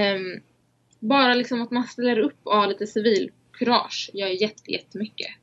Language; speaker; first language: Swedish; early bilingual, other home language; Somali